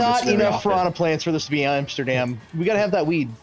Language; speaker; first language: English; native; English